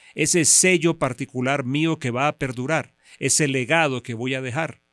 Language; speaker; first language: Spanish; native; Spanish